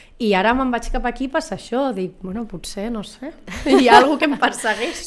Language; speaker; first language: Catalan; native; Catalan